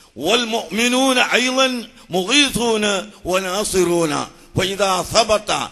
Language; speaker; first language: Arabic; non-native, fluent; Malayalam